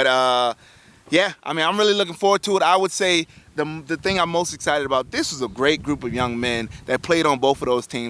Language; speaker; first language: English; native; English